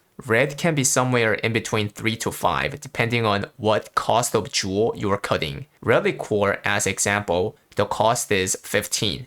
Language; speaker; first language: English; non-native, fluent; Korean